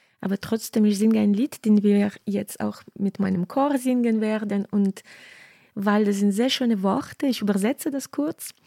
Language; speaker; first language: German; non-native, fluent; Ukrainian